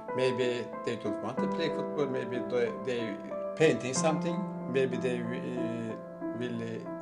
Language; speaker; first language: English; non-native, learner; Turkish